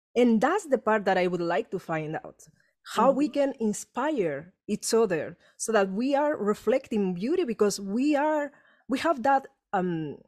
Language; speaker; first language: English; non-native, fluent; Spanish